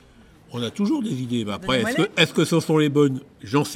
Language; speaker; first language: French; native; French